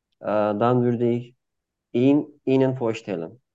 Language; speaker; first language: German; non-native, fluent; Turkish